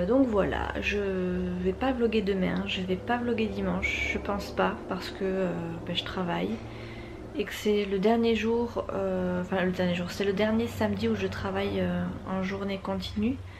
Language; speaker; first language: French; native; French